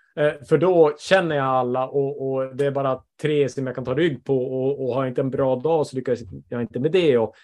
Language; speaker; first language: Swedish; native; Swedish